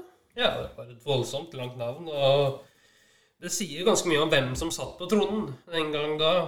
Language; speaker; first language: Norwegian; native; Norwegian